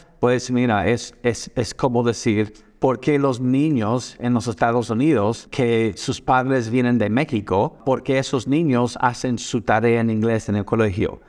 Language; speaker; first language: Spanish; non-native, fluent; English